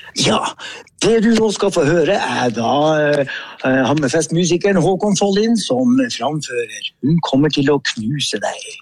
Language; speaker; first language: Norwegian; native; Norwegian